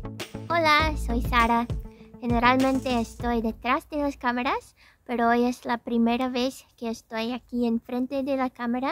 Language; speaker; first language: Spanish; non-native, fluent; English